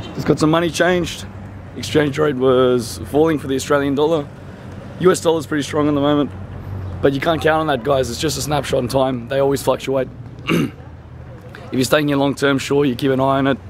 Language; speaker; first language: English; native; English